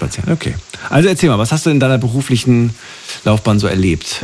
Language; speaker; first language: German; native; German